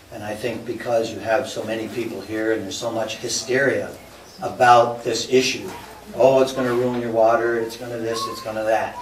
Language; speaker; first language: English; native; English